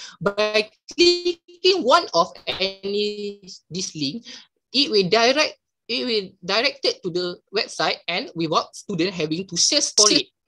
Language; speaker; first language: English; non-native, local second language; Malay